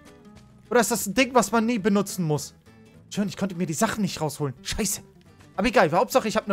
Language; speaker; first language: German; native; German